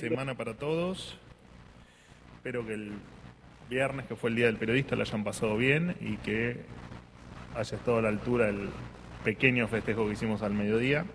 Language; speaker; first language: Spanish; native; Spanish